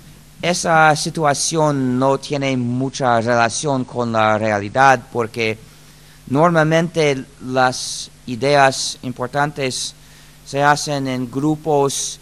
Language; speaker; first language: Spanish; non-native, fluent; English